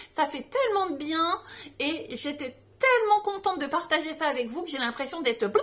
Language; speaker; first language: French; native; French